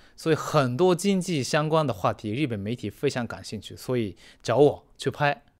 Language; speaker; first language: Chinese; non-native, fluent; Japanese